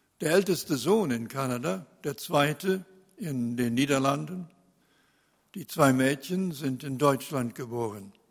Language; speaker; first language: German; early bilingual, heritage; German